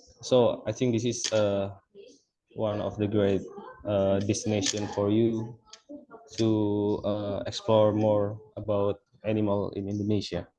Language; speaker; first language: English; non-native, local second language; Indonesian